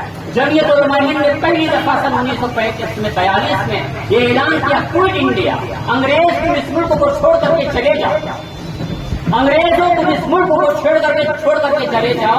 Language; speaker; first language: Urdu; native; Urdu